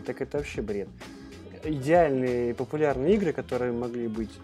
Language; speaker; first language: Russian; native; Russian